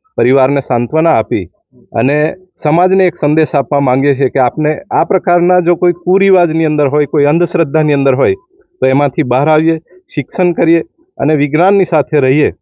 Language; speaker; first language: Gujarati; native; Gujarati